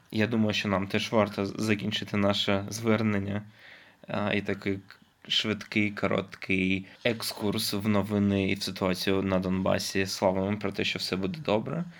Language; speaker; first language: Ukrainian; non-native, local second language; Russian